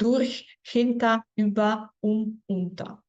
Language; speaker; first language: German; non-native, fluent; Spanish